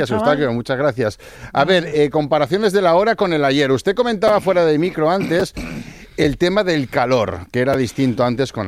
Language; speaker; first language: Spanish; native; Spanish